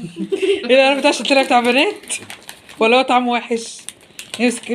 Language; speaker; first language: Arabic; native; Arabic